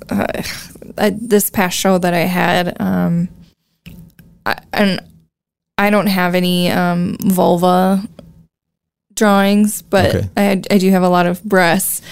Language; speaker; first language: English; native; English